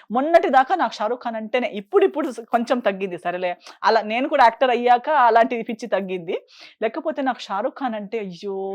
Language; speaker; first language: Telugu; non-native, fluent; Konkani